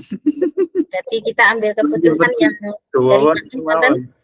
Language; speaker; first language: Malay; non-native, local second language; Javanese